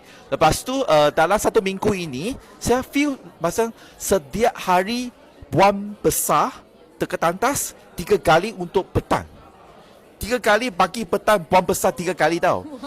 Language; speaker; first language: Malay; non-native, local second language; Chinese